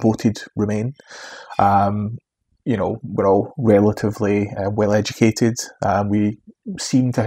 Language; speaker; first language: English; native; English